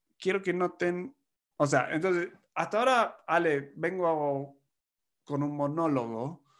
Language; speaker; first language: Spanish; non-native, fluent; English